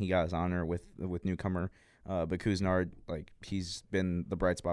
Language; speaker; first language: English; native; English